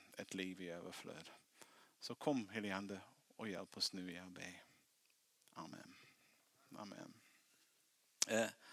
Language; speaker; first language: Swedish; non-native, fluent; English